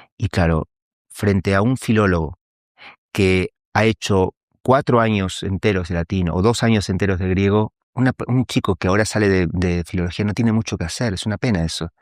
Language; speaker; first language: Spanish; native; Spanish